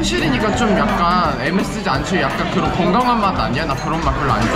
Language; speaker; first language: Korean; native; Korean